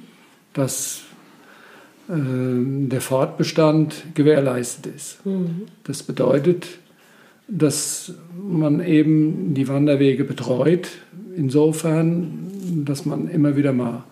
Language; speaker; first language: German; native; German